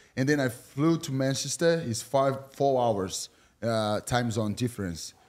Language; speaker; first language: English; non-native, fluent; Portuguese